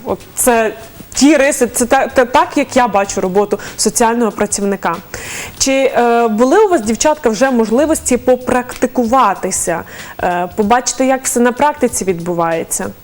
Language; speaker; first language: Ukrainian; native; Ukrainian